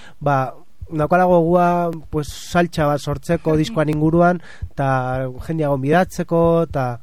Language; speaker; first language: Basque; non-native, fluent; Catalan